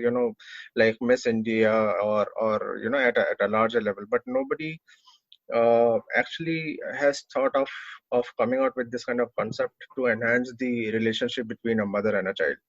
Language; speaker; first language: English; non-native, local second language; Hindi